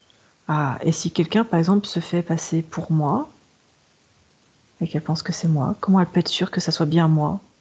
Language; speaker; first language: French; native; French